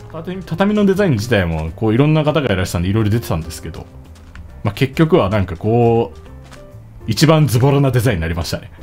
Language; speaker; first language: Japanese; native; Japanese